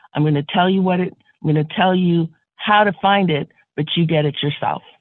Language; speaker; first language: English; native; English